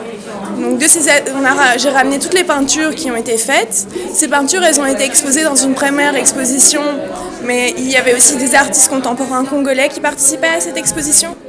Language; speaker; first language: French; native; French